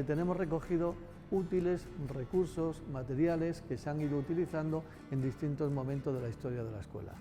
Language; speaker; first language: Spanish; native; Spanish